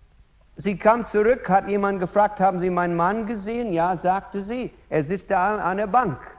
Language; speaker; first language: German; non-native, fluent; English